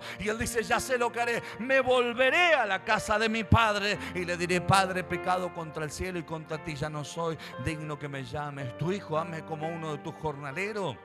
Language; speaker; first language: Spanish; native; Spanish